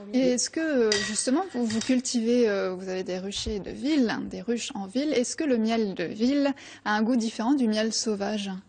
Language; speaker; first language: French; native; French